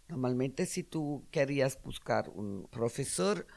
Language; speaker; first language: Spanish; non-native, learner; German